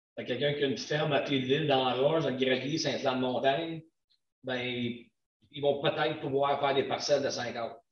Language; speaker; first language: French; native; French